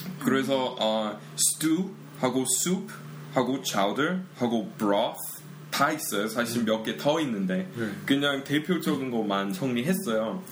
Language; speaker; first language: Korean; non-native, fluent; English